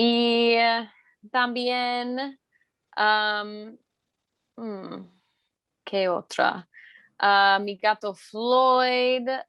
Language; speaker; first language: Spanish; non-native, learner; English